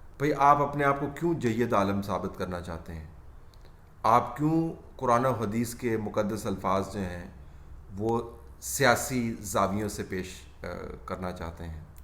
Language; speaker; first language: Urdu; native; Urdu